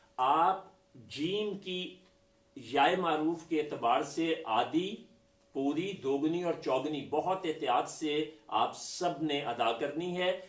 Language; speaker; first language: Urdu; non-native, local second language; Punjabi